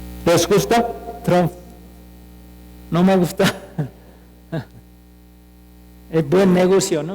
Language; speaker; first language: Spanish; non-native, fluent; Korean